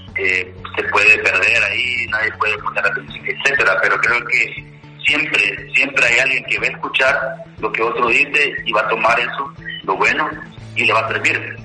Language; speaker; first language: Spanish; native; Spanish